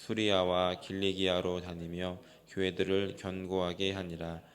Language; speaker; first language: Korean; native; Korean